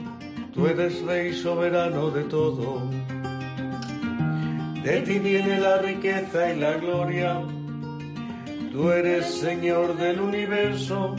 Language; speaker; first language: Spanish; native; Spanish